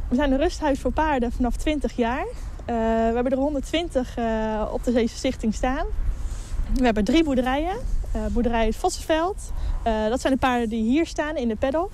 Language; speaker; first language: Dutch; native; Dutch